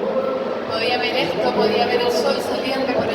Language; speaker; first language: Spanish; native; Spanish